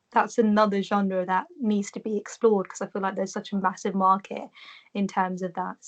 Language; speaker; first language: English; native; English